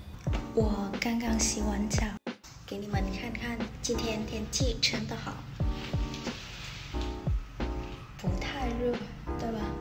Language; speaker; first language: Chinese; non-native, learner; Vietnamese